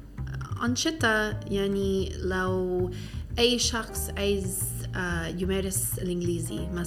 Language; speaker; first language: Arabic; non-native, fluent; English